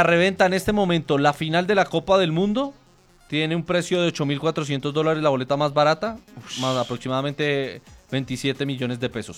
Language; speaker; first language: Spanish; native; Spanish